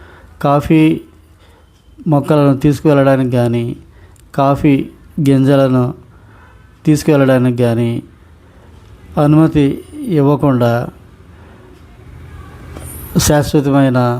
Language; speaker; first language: Telugu; native; Telugu